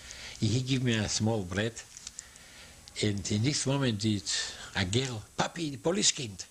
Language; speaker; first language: English; non-native, learner; Yiddish